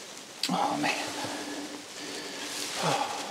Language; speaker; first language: English; native; English